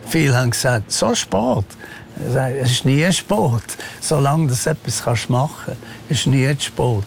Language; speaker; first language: German; non-native, fluent; Maltese